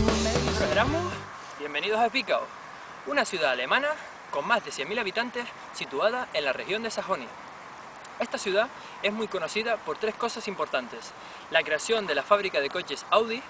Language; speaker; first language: Spanish; native; Spanish